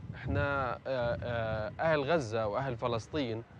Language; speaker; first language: Arabic; native; Arabic